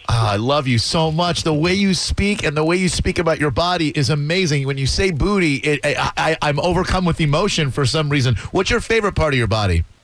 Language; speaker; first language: English; native; English